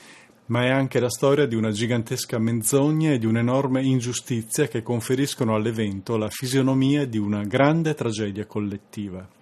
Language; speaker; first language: Italian; native; Italian